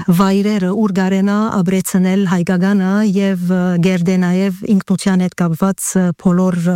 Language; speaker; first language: Armenian; early bilingual, heritage; Armenian